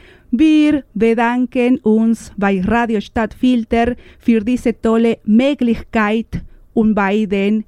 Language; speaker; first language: German; non-native, learner; Spanish